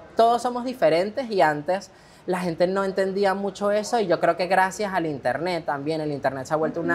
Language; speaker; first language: Spanish; native; Spanish